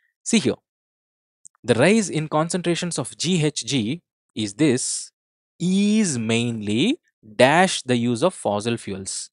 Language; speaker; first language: English; non-native, local second language; Telugu